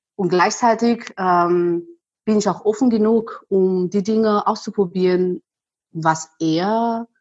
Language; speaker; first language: German; non-native, fluent; Chinese